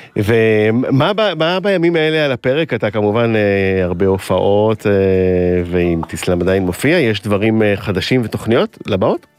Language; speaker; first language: Hebrew; native; Hebrew